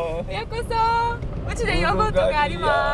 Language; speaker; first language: Japanese; non-native, learner; Bulgarian